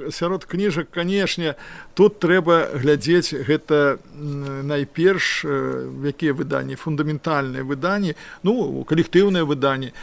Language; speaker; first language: Belarusian; non-native, local second language; Russian